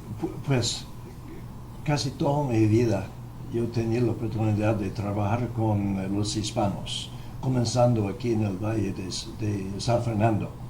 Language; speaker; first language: Spanish; non-native, fluent; English